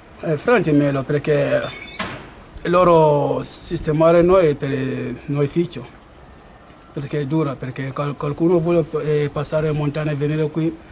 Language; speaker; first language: Italian; non-native, learner; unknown